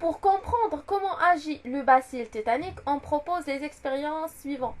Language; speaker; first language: French; non-native, local second language; Arabic